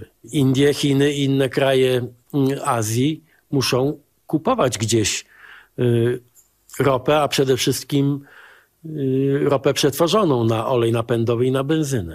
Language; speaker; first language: Polish; native; Polish